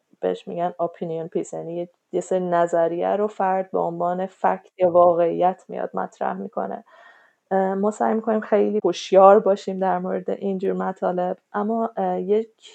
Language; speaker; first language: Persian; native; Persian